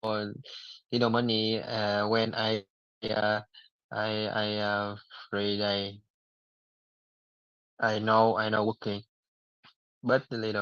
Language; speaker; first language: English; non-native, learner; Vietnamese